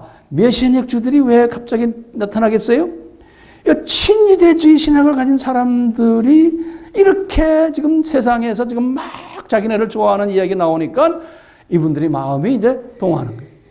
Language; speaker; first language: Korean; native; Korean